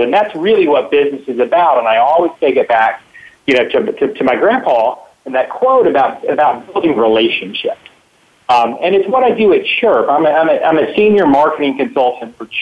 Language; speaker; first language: English; native; English